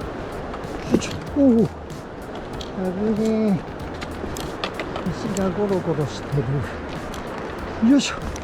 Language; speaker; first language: Japanese; native; Japanese